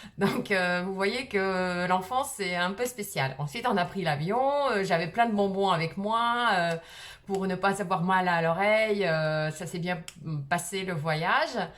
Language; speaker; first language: French; early bilingual, other home language; Russian